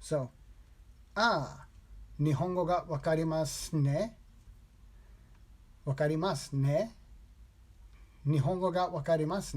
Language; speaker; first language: Japanese; non-native, learner; English